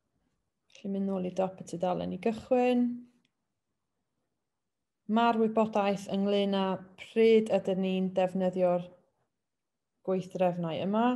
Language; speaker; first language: Welsh; native; Welsh